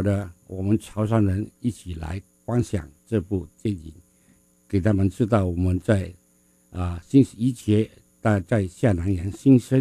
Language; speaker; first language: Chinese; non-native, fluent; Min Nan Chinese